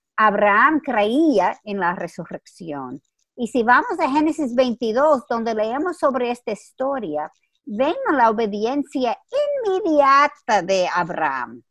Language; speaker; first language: Spanish; native; Spanish